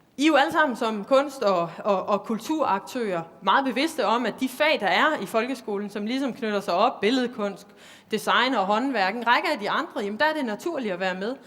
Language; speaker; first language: Danish; native; Danish